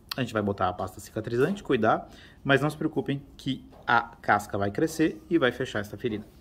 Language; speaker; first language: Portuguese; native; Portuguese